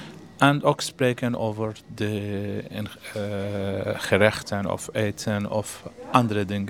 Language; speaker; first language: Dutch; non-native, learner; Arabic